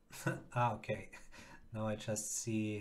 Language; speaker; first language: English; non-native, fluent; German